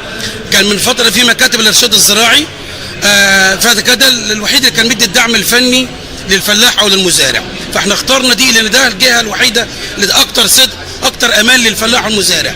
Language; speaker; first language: Arabic; native; Arabic